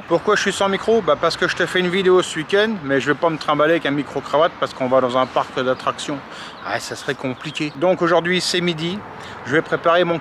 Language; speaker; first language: French; native; French